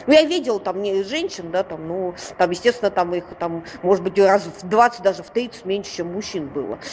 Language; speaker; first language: Russian; native; Russian